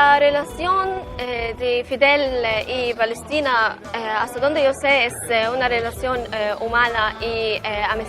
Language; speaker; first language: Spanish; non-native, learner; Arabic